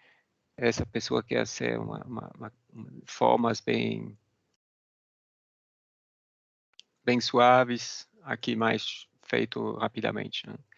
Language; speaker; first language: Portuguese; non-native, fluent; French